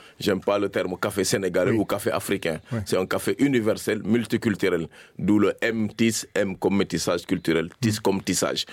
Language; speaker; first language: French; non-native, local second language; Serer